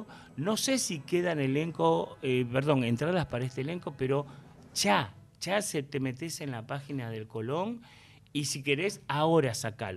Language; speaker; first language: Spanish; native; Spanish